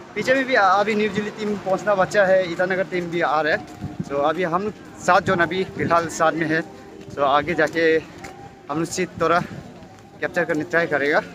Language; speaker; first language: Hindi; non-native, local second language; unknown